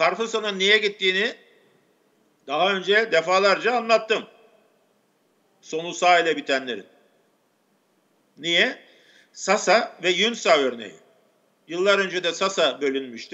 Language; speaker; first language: Turkish; native; Turkish